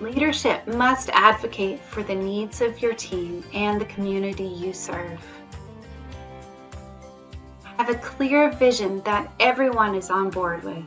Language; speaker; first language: English; native; English